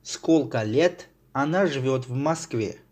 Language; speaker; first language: Russian; non-native, fluent; Tajik